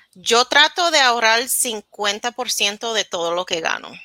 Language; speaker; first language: Spanish; early bilingual, heritage; Spanish